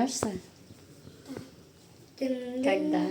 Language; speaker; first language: Russian; non-native, fluent; Filipino